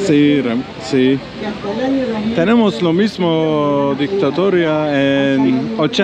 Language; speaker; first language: Spanish; non-native, learner; Turkish